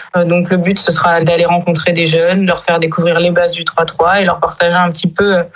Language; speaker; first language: French; native; French